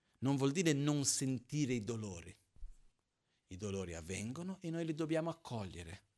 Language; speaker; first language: Italian; non-native, fluent; Portuguese